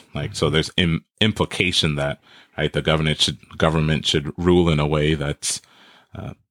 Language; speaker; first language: English; native; English